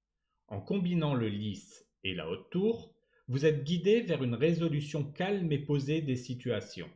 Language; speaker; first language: French; native; French